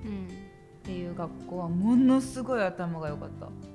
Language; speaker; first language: Japanese; native; Japanese